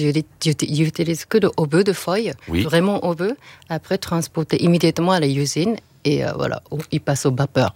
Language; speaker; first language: French; non-native, learner; Japanese